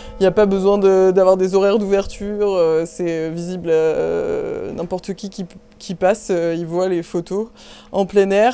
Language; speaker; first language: French; native; French